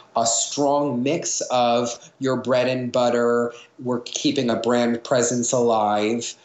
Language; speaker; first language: English; native; English